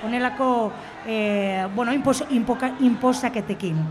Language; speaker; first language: Basque; native; Basque